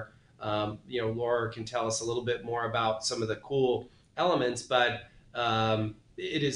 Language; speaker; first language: English; native; English